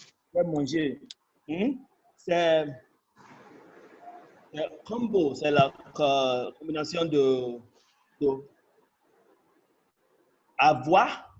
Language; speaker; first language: French; non-native, fluent; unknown